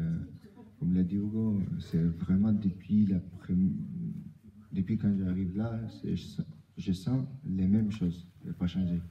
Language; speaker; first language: French; non-native, learner; Albanian